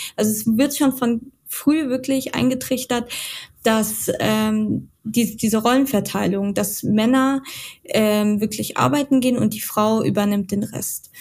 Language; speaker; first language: German; native; German